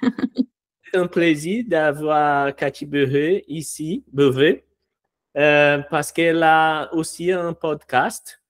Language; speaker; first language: French; non-native, learner; Portuguese